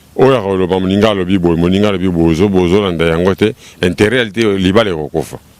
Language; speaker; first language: Lingala; native; Lingala